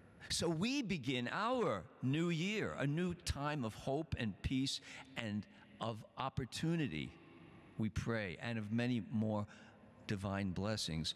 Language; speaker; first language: English; native; English